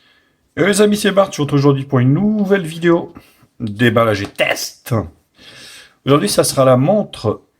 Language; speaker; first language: French; native; French